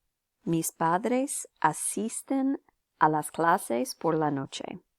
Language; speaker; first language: Spanish; non-native, fluent; English